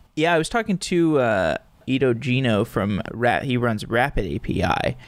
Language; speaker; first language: English; native; English